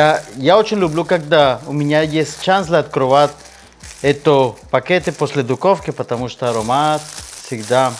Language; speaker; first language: Russian; non-native, learner; Spanish